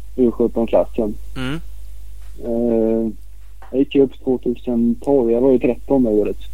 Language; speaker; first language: Swedish; native; Swedish